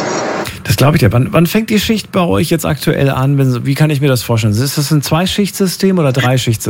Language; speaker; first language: German; native; German